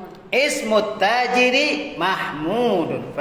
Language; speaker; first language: Arabic; non-native, fluent; Indonesian